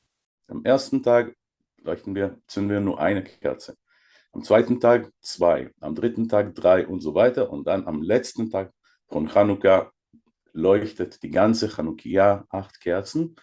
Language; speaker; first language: German; non-native, fluent; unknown